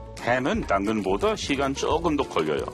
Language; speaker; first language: Korean; non-native, fluent; English